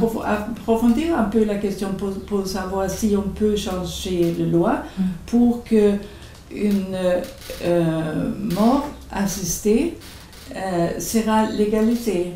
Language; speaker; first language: French; non-native, fluent; Swedish